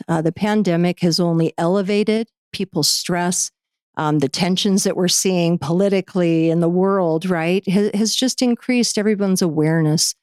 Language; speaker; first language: English; native; English